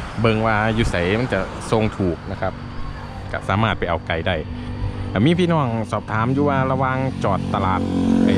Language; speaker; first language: Thai; non-native, local second language; Lao